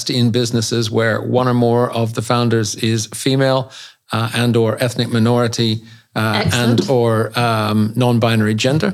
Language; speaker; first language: English; native; English